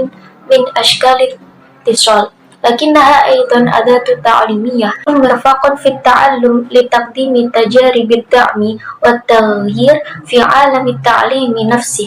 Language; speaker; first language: Arabic; non-native, learner; Indonesian